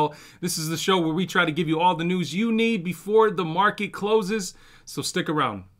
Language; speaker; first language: English; native; English